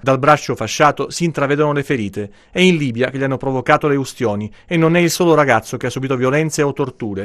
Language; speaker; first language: Italian; native; Italian